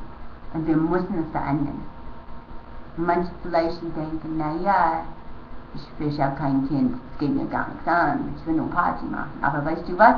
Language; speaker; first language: German; non-native, fluent; English